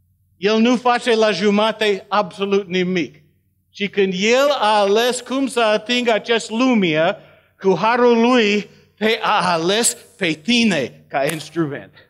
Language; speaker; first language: Romanian; non-native, learner; English